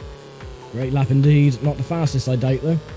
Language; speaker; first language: English; native; English